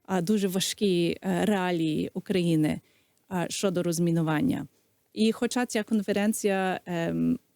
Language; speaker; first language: Ukrainian; early bilingual, heritage; Ukrainian